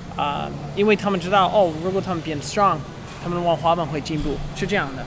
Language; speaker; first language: Chinese; non-native, learner; English